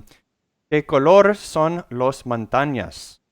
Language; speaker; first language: Spanish; non-native, learner; English